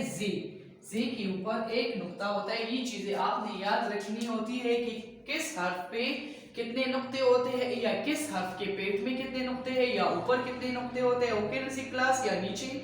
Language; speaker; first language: Urdu; native; Urdu